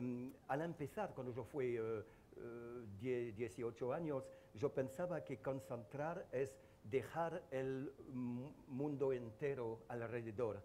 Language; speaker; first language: Spanish; non-native, learner; French